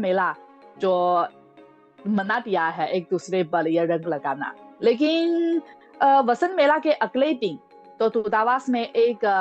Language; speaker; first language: Hindi; non-native, fluent; Chinese